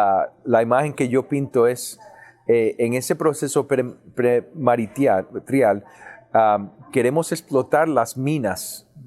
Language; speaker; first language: Spanish; early bilingual, heritage; English